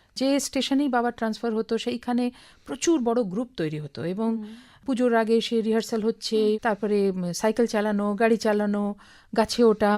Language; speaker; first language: Bangla; native; Bangla